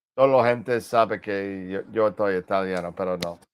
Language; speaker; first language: Spanish; non-native, learner; English